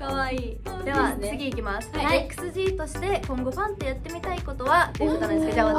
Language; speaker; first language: Japanese; native; Japanese